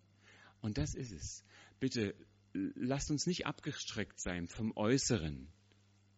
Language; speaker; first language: German; native; German